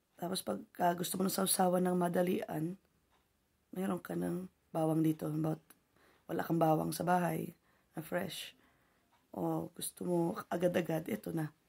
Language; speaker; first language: Filipino; native; Filipino